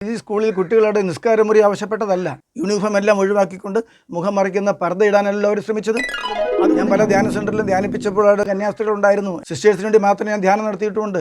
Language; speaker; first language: Malayalam; native; Malayalam